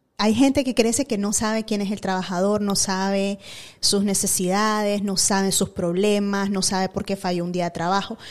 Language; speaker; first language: Spanish; native; Spanish